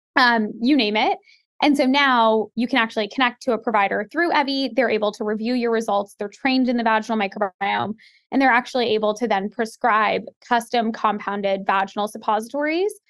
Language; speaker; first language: English; native; English